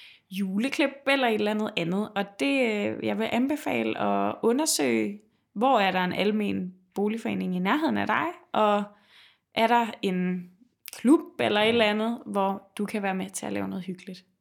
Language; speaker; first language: Danish; native; Danish